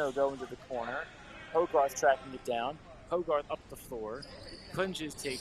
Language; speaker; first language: English; native; English